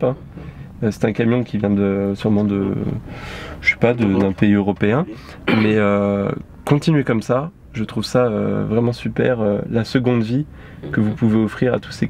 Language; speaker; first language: French; native; French